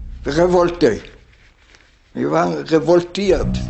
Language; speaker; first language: German; non-native, learner; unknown